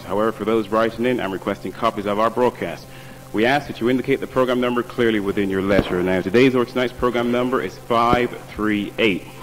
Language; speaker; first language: English; native; English